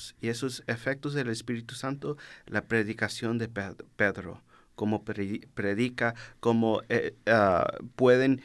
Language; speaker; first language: Spanish; early bilingual, heritage; Spanish